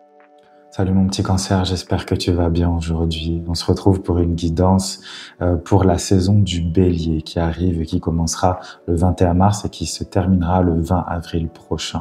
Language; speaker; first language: French; native; French